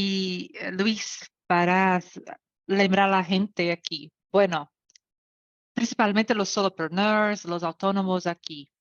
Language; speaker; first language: Spanish; non-native, learner; Portuguese